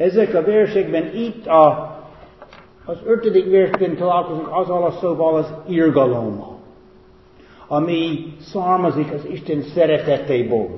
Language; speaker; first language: Hungarian; non-native, fluent; English